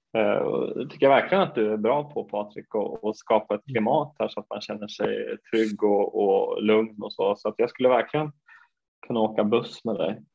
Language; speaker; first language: Swedish; native; Swedish